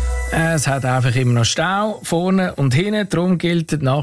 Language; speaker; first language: German; native; German